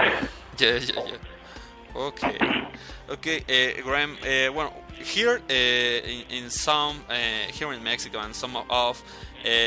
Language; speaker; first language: English; non-native, learner; Spanish